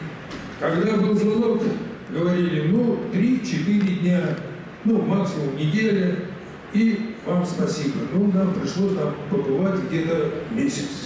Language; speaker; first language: Russian; native; Russian